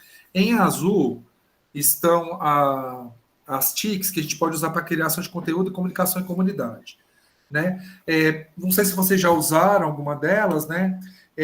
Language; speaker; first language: Portuguese; native; Portuguese